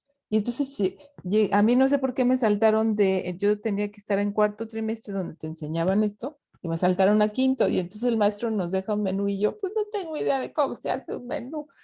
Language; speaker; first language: Spanish; native; Spanish